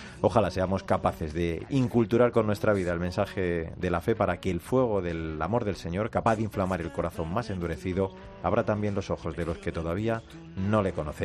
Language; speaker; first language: Spanish; native; Spanish